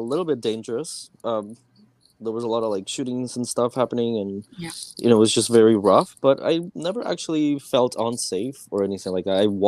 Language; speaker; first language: English; non-native, fluent; Spanish